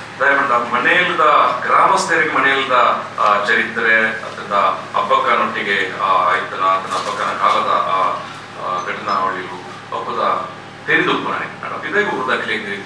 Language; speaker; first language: Kannada; non-native, local second language; Tulu